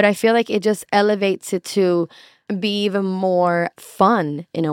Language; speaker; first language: English; non-native, fluent; Swedish